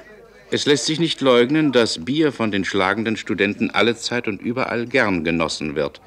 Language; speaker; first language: German; native; German